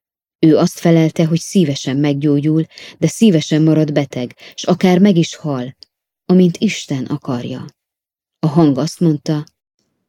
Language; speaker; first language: Hungarian; native; Hungarian